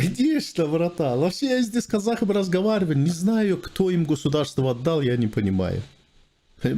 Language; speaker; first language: Russian; non-native, fluent; Armenian